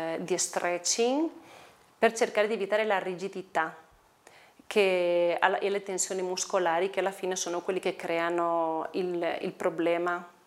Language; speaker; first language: Italian; non-native, fluent; Spanish